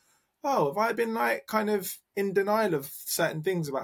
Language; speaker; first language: English; native; English